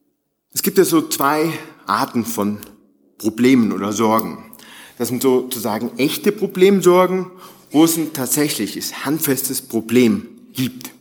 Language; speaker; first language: German; native; German